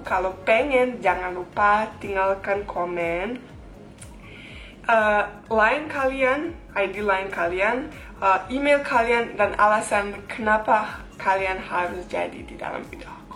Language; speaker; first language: Indonesian; non-native, fluent; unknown